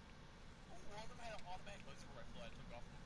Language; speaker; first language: English; native; English